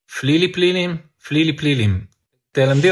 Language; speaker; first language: Hebrew; native; Hebrew